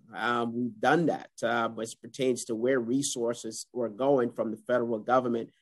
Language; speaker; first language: English; native; English